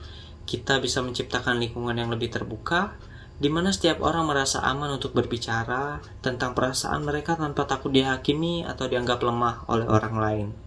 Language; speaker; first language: Indonesian; native; Indonesian